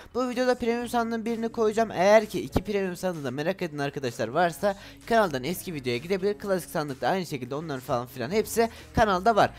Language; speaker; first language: Turkish; native; Turkish